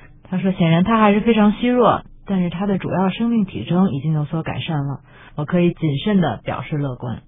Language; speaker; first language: Chinese; native; Chinese